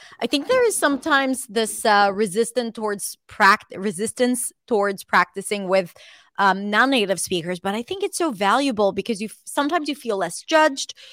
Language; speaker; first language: English; non-native, fluent; Hebrew